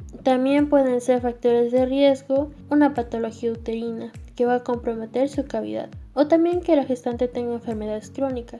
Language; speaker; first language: Spanish; native; Spanish